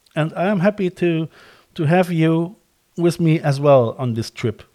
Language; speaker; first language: English; non-native, fluent; German